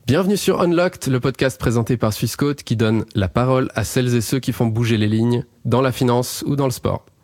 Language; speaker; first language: French; native; French